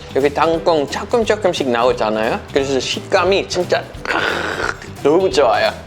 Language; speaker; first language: Korean; non-native, fluent; Dutch